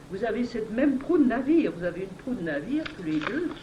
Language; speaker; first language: French; native; French